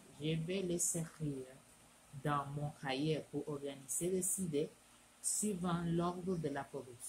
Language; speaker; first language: French; non-native, learner; Spanish